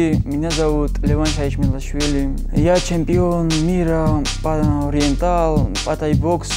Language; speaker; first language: Russian; non-native, learner; Georgian